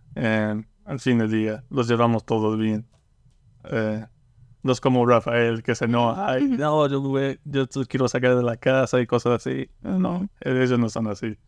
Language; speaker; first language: Spanish; early bilingual, heritage; Spanish